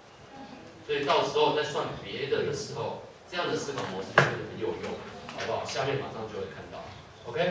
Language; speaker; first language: Chinese; native; Chinese